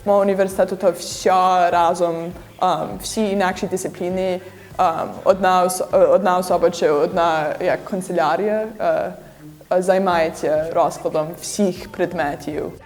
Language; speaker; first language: Ukrainian; early bilingual, heritage; Ukrainian